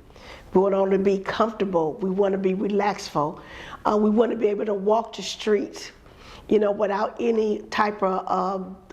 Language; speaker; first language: English; native; English